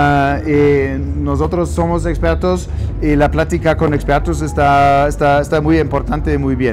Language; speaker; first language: Spanish; non-native, fluent; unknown